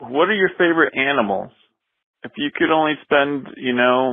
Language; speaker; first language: English; native; English